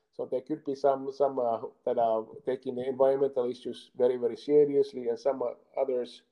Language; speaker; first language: English; non-native, fluent; Finnish